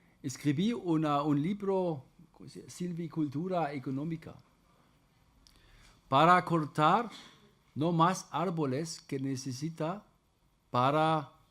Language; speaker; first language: Spanish; non-native, fluent; German